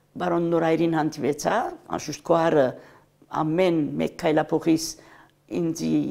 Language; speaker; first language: Armenian; early bilingual, heritage; Armenian